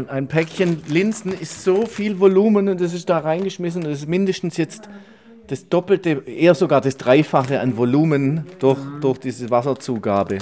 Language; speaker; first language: German; native; German